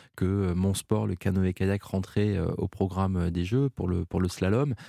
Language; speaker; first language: French; native; French